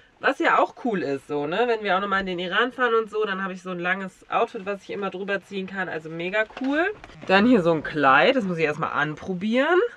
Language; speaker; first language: German; native; German